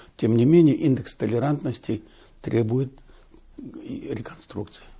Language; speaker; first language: Russian; non-native, local second language; Tatar